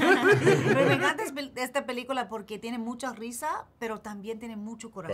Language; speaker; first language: Spanish; non-native, fluent; English